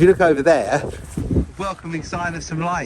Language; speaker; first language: English; native; English